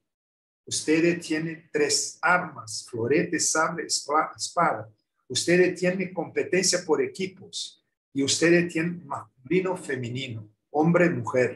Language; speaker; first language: Spanish; non-native, learner; Portuguese